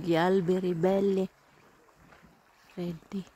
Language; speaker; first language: Italian; non-native, fluent; Filipino